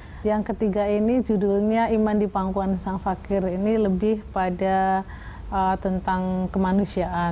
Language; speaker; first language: Indonesian; native; Indonesian